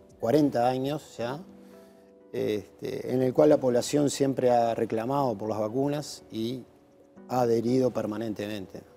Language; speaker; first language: Spanish; native; Spanish